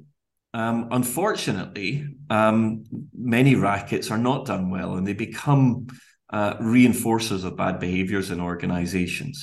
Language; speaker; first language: English; native; English